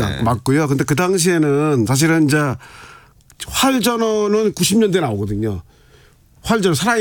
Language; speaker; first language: Korean; native; Korean